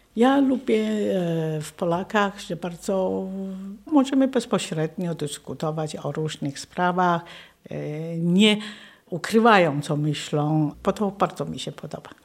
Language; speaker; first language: Polish; non-native, fluent; Chinese